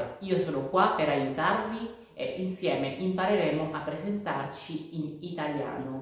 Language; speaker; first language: Italian; non-native, fluent; Bangla